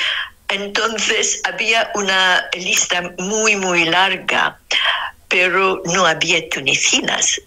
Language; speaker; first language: Spanish; non-native, fluent; Arabic